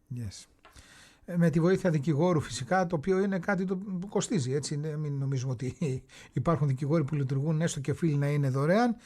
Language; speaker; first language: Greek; native; Greek